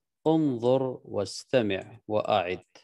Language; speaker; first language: Arabic; non-native, fluent; Urdu